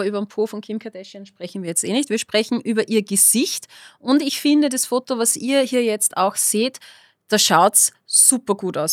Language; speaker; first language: German; native; German